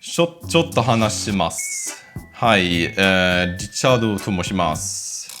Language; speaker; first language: Japanese; non-native, learner; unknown